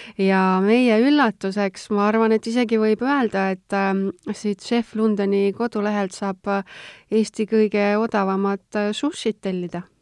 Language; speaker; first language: Estonian; native; Estonian